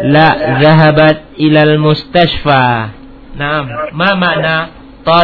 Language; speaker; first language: Arabic; non-native, fluent; Indonesian